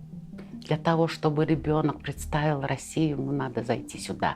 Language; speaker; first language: Russian; non-native, fluent; Mongolian